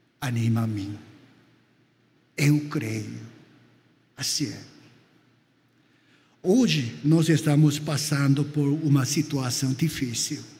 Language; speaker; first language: Portuguese; non-native, fluent; Korean